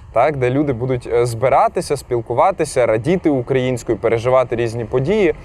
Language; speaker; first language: Ukrainian; native; Ukrainian